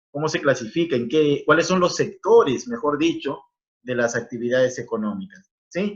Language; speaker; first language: Spanish; native; Spanish